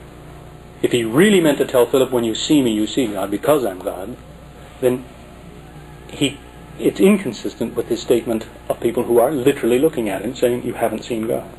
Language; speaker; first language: English; native; English